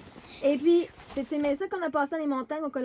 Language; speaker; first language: French; native; French